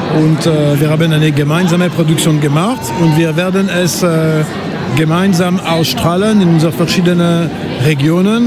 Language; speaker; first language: German; non-native, local second language; French